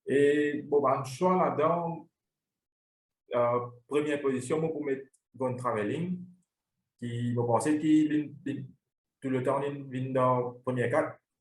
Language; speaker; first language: French; non-native, local second language; Morisyen